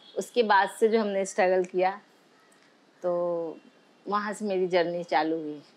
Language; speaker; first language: Hindi; native; Hindi